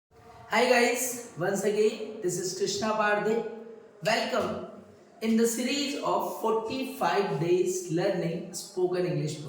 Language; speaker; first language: English; non-native, local second language; Hindi